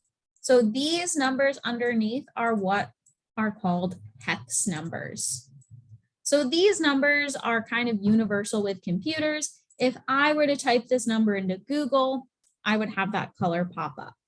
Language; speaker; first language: English; native; English